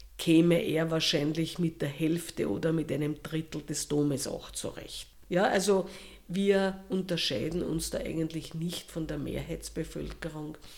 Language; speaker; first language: German; native; German